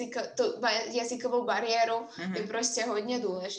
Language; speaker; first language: Czech; non-native, fluent; Russian